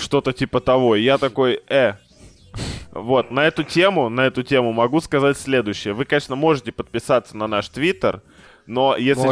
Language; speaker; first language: Russian; native; Russian